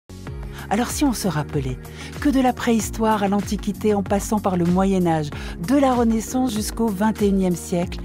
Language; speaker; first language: French; native; French